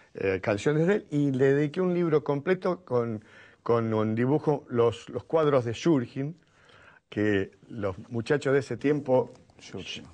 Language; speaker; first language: Spanish; native; Spanish